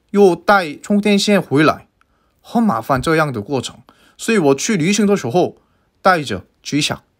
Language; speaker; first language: Chinese; non-native, fluent; Korean